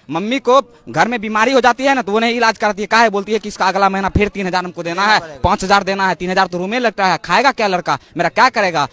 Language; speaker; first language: Hindi; native; Hindi